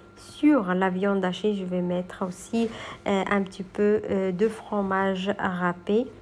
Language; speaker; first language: French; non-native, local second language; Arabic